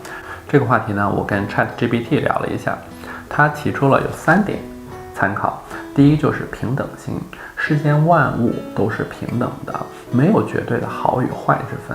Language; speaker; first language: Chinese; native; Chinese